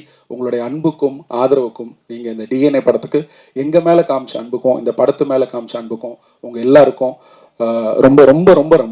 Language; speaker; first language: Tamil; native; Tamil